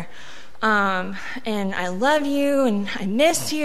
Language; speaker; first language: English; early bilingual, other home language; Spanish